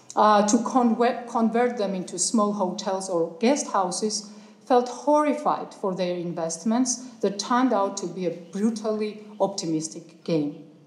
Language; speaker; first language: English; non-native, fluent; Georgian